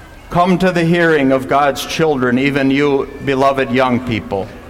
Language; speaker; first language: English; native; English